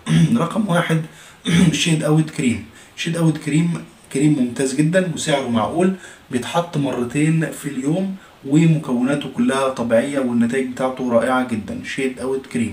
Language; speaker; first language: Arabic; native; Arabic